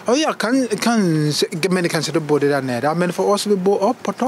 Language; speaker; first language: Norwegian; non-native, fluent; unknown